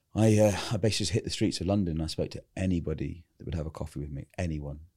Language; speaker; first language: English; native; English